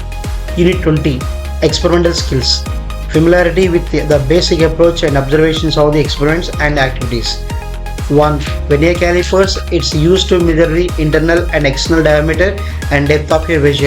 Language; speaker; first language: English; non-native, local second language; Telugu